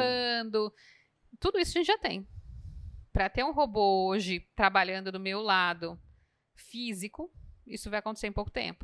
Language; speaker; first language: Portuguese; native; Portuguese